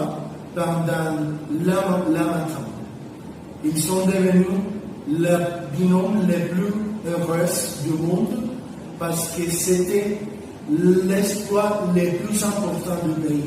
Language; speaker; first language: French; non-native, learner; Spanish